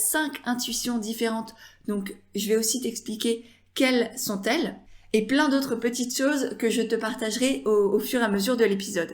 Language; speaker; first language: French; native; French